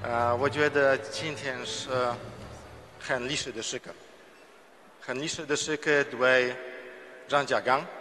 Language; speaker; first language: Chinese; non-native, learner; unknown